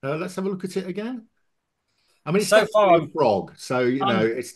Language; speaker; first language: English; native; English